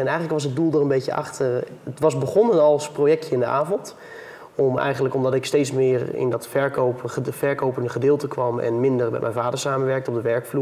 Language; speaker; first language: Dutch; native; Dutch